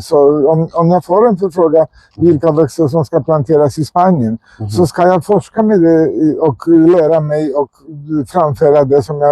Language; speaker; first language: Swedish; non-native, fluent; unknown